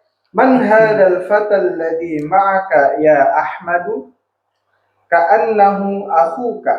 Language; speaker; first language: Arabic; non-native, learner; Indonesian